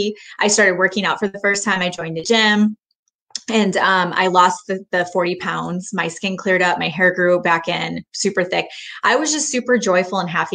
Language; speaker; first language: English; native; English